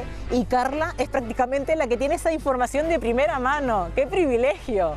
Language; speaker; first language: Spanish; native; Spanish